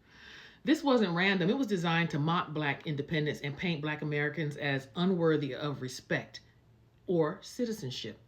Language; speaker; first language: English; native; English